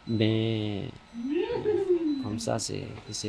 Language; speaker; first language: French; non-native, fluent; Spanish